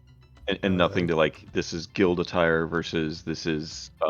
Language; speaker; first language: English; native; English